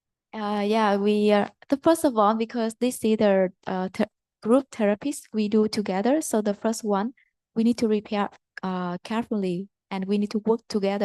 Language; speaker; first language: English; non-native, learner; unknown